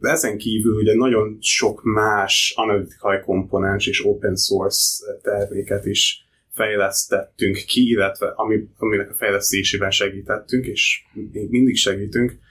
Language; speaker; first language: Hungarian; early bilingual, heritage; English